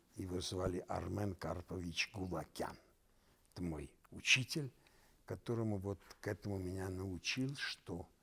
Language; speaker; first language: Russian; non-native, local second language; Armenian